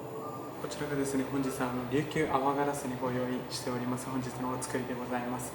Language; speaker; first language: Japanese; native; Japanese